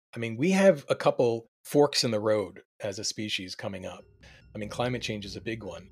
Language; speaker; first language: English; native; English